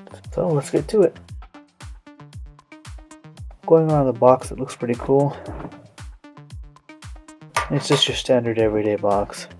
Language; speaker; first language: English; native; English